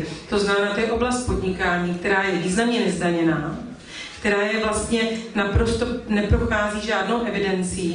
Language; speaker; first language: Czech; native; Czech